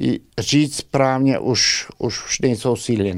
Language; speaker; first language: Czech; early bilingual, heritage; Czech